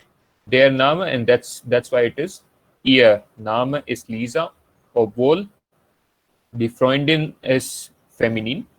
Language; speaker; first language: German; non-native, fluent; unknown